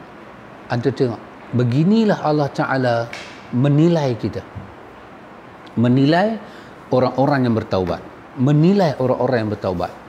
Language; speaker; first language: Malay; native; Malay